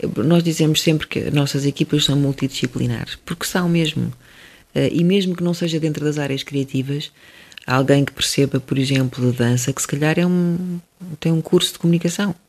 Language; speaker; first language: Portuguese; early bilingual, other home language; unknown